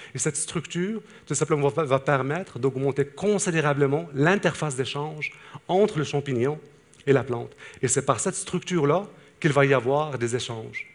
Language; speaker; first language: French; non-native, local second language; Arabic